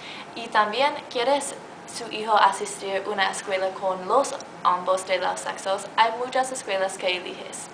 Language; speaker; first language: Spanish; non-native, learner; English